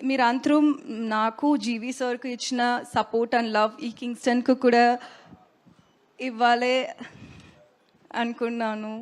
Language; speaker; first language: Telugu; non-native, learner; Tamil